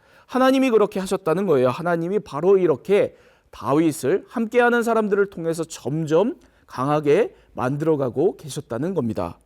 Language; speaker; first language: Korean; native; Korean